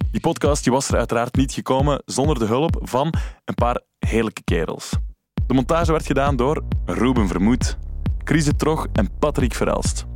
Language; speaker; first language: Dutch; native; Dutch